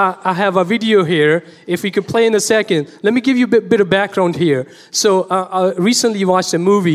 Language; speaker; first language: English; non-native, local second language; Punjabi